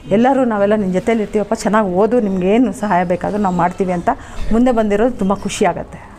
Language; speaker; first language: Kannada; native; Kannada